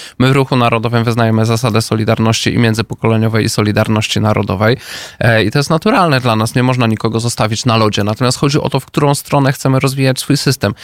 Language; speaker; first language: Polish; native; Polish